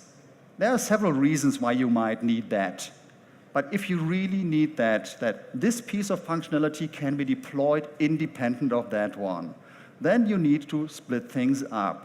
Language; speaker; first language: English; non-native, fluent; German